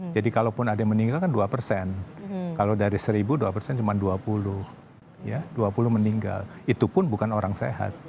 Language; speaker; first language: Indonesian; native; Indonesian